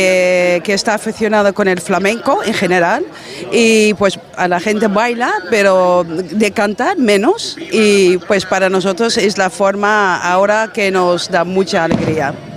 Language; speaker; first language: Spanish; non-native, fluent; Dutch